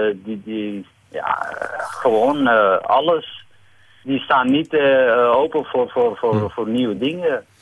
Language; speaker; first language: Dutch; non-native, fluent; Persian